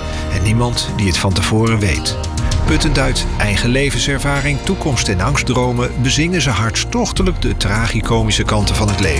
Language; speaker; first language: Dutch; native; Dutch